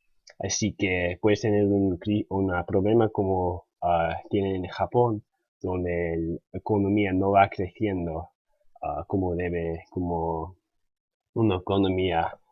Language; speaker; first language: Spanish; non-native, fluent; English